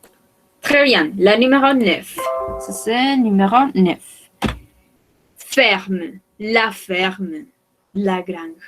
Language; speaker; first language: French; non-native, fluent; Spanish